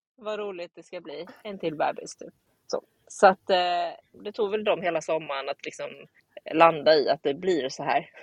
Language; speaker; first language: Swedish; native; Swedish